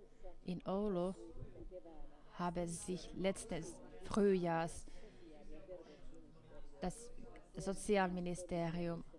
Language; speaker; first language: German; non-native, fluent; Finnish